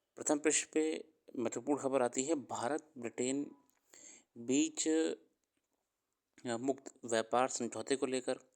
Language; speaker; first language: Hindi; native; Hindi